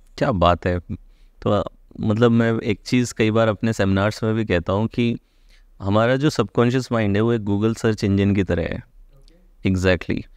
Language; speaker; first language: Hindi; native; Hindi